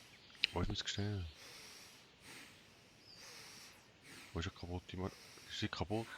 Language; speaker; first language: German; native; German